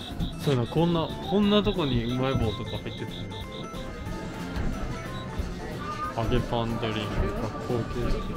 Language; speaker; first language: Japanese; native; Japanese